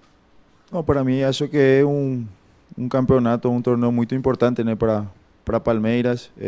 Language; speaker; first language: Portuguese; non-native, fluent; Spanish